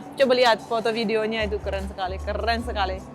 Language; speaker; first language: Indonesian; non-native, fluent; Russian